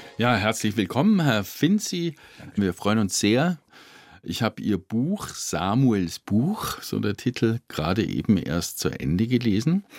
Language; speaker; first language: German; native; German